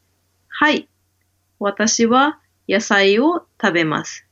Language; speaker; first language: Japanese; non-native, learner; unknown